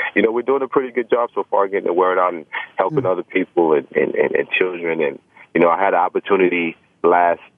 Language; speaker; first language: English; native; English